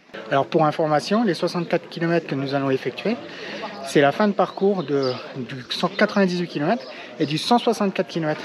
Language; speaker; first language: French; native; French